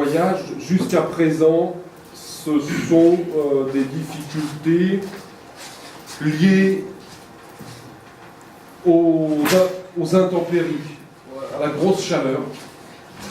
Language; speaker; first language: French; native; French